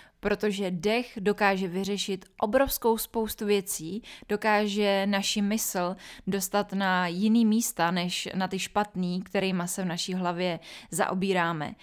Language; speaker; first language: Czech; native; Czech